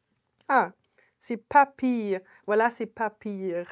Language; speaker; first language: French; non-native, fluent; German